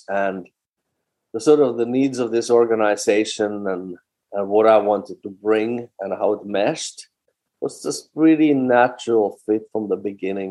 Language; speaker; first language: English; non-native, fluent; Finnish